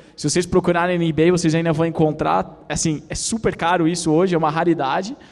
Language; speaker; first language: Portuguese; native; Portuguese